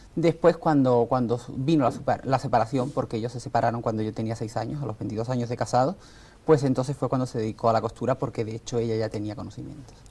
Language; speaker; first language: Spanish; early bilingual, other home language; Arabic